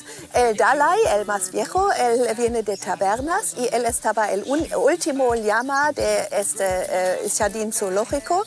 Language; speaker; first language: Spanish; non-native, fluent; German